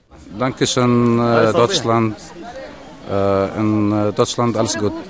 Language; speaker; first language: German; non-native, learner; Arabic